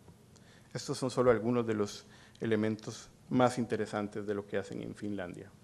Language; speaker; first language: Spanish; native; Spanish